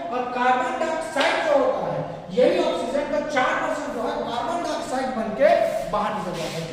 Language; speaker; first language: Hindi; non-native, local second language; Chhattisgarhi